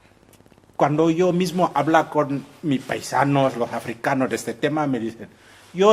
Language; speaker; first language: Spanish; non-native, fluent; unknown